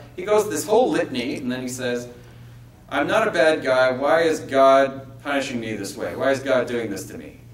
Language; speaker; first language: English; native; English